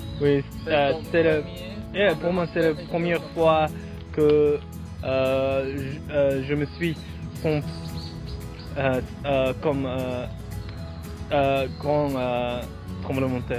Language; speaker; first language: French; non-native, learner; Mongolian